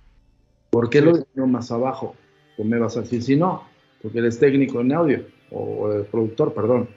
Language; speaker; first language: Spanish; native; Spanish